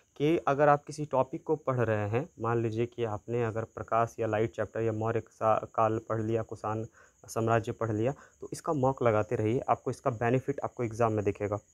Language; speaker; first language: Hindi; native; Hindi